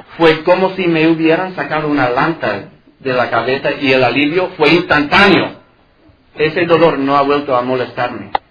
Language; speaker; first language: Spanish; non-native, fluent; English